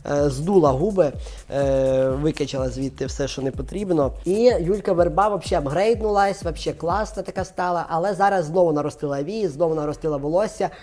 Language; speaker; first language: Ukrainian; non-native, local second language; Russian